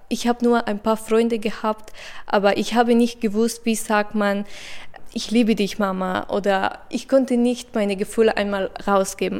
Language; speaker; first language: German; non-native, fluent; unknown